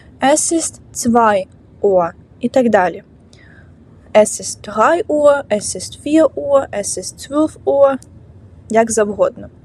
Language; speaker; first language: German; non-native, fluent; Ukrainian